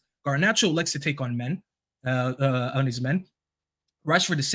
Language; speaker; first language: English; native; English